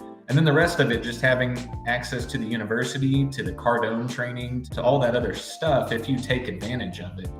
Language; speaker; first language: English; native; English